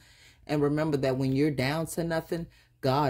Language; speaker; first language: English; native; English